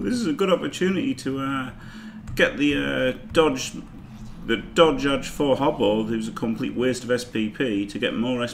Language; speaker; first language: English; native; English